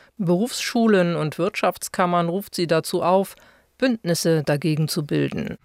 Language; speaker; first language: German; native; German